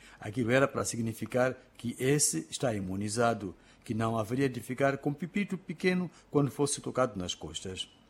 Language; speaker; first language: Portuguese; non-native, local second language; Makhuwa